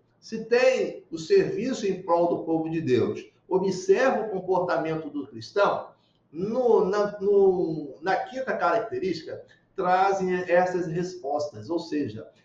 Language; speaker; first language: Portuguese; native; Portuguese